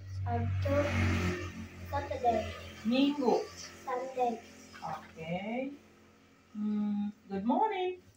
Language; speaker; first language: English; non-native, learner; Indonesian